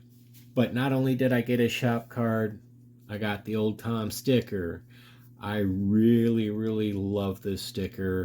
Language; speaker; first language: English; native; English